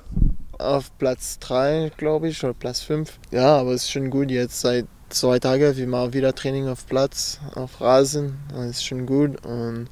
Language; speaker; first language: German; non-native, learner; French